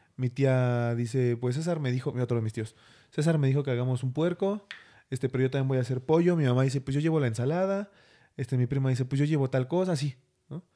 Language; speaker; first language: Spanish; native; Spanish